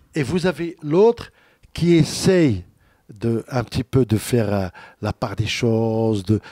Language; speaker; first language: French; non-native, local second language; Arabic